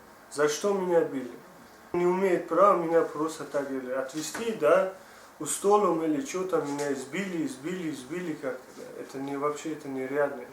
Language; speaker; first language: Russian; non-native, learner; Tajik